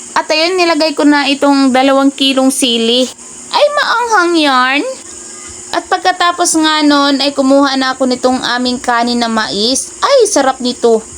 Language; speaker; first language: Filipino; non-native, local second language; Cebuano